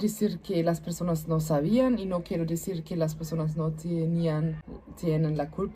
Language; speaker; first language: Spanish; non-native, learner; German